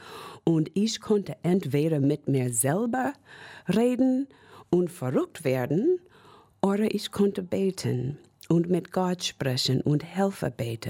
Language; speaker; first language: German; non-native, fluent; English